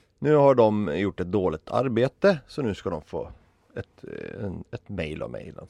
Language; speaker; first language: Swedish; native; Swedish